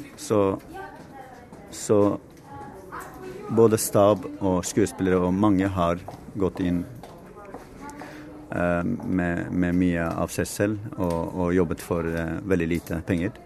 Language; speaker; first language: Norwegian; non-native, fluent; Kurdish